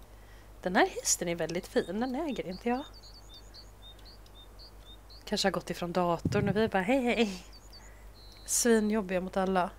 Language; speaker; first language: Swedish; native; Swedish